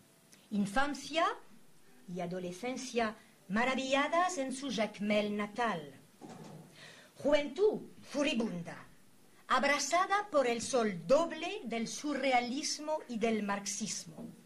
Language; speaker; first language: Spanish; native; Spanish